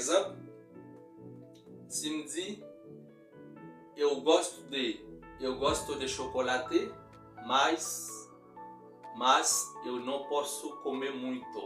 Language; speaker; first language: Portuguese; non-native, fluent; Haitian Creole